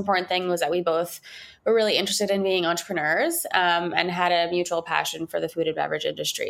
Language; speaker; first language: English; native; English